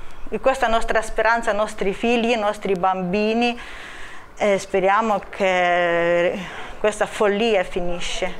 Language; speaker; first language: Italian; non-native, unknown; Russian